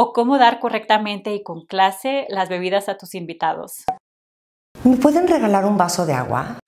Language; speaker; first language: Spanish; native; Spanish